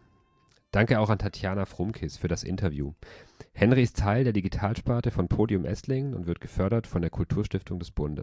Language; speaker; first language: German; native; German